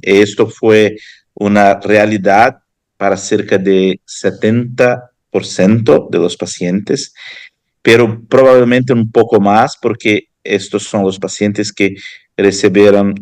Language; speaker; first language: Spanish; non-native, fluent; Portuguese